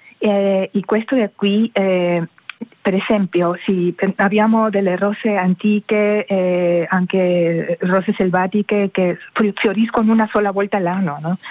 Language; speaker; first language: Italian; non-native, fluent; Spanish